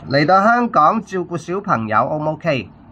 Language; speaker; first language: Cantonese; native; Cantonese